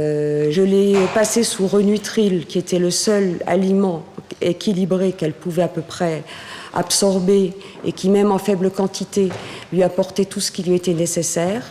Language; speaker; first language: French; native; French